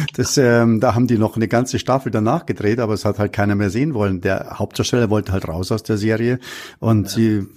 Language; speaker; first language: German; native; German